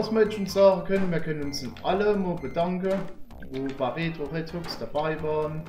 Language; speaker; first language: German; native; German